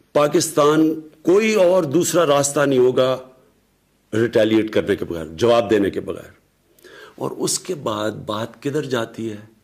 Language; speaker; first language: Urdu; native; Urdu